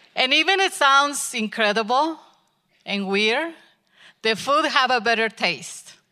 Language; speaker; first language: English; non-native, learner; Spanish